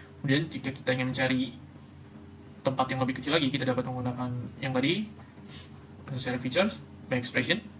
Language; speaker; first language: Indonesian; native; Indonesian